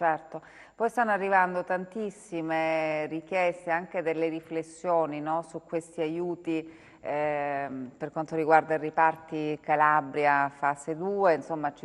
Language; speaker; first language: Italian; native; Italian